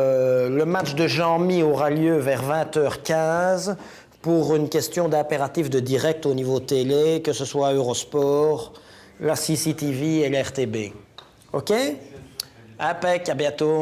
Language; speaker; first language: French; native; French